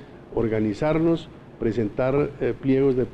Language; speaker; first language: Spanish; native; Spanish